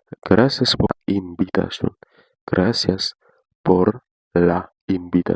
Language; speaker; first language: Spanish; non-native, learner; Haitian Creole